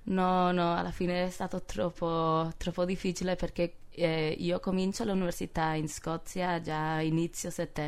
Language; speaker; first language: Italian; non-native, fluent; English